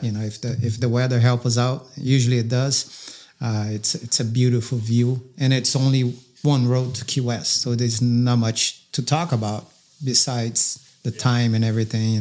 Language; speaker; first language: English; non-native, fluent; Portuguese